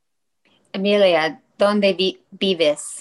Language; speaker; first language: Spanish; non-native, learner; English